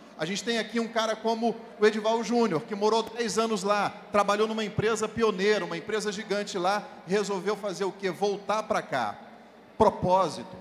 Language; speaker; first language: Portuguese; native; Portuguese